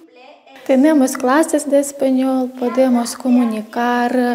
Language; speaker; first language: Spanish; non-native, learner; Ukrainian